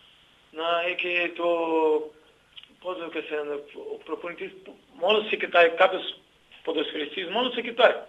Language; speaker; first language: Greek; non-native, learner; Portuguese